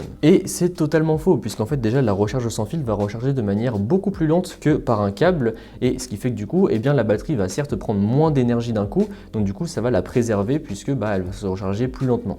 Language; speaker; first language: French; native; French